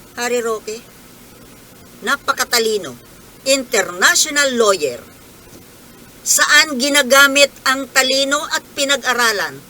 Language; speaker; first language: Filipino; native; Filipino